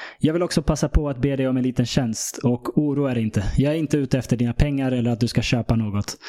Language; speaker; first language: Swedish; early bilingual, other home language; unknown